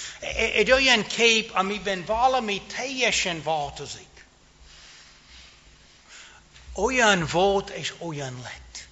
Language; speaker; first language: Hungarian; non-native, fluent; English